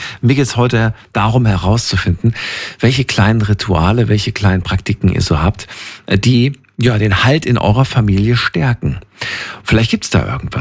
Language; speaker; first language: German; native; German